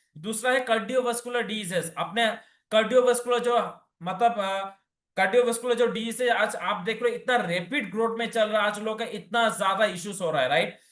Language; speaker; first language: Hindi; non-native, local second language; Bangla